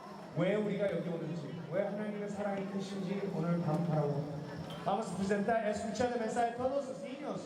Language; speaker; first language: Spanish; non-native, learner; Korean